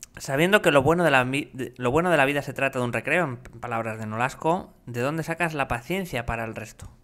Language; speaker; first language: Spanish; native; Spanish